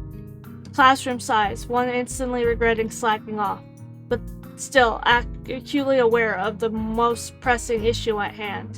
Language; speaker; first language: English; native; English